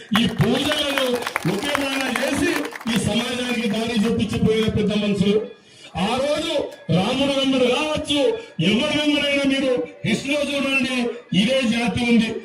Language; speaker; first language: Telugu; non-native, local second language; Lambadi